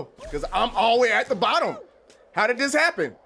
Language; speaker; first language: English; native; English